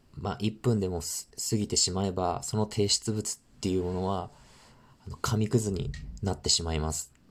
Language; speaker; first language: Japanese; native; Japanese